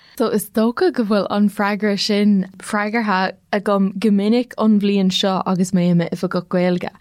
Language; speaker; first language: Irish; non-native, local second language; English